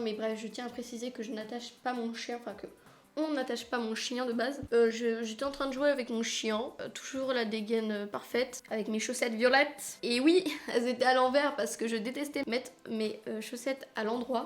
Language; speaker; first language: French; native; French